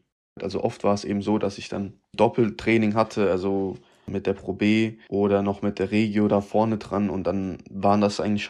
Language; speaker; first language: German; native; German